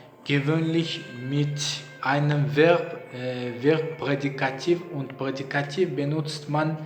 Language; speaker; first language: German; non-native, learner; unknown